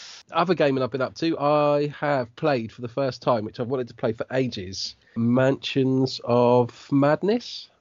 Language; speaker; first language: English; native; English